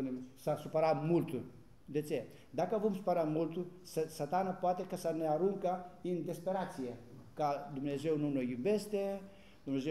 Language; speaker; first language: Romanian; non-native, learner; Greek